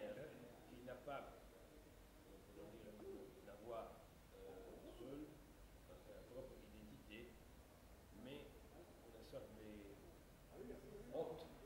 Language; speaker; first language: French; non-native, fluent; Italian